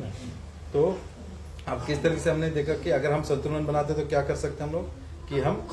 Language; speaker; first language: Hindi; native; Hindi